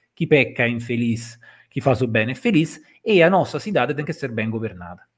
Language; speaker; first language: Portuguese; non-native, fluent; Italian